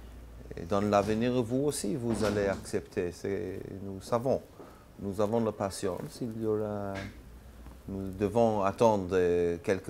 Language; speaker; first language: French; non-native, learner; Hebrew